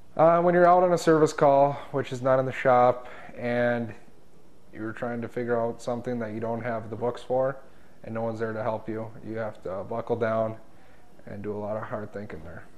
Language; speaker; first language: English; native; English